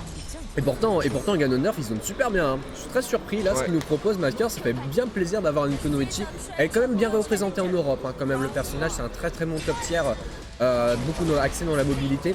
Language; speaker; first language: French; native; French